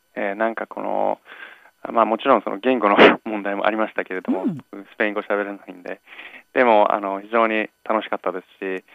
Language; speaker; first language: Japanese; early bilingual, other home language; English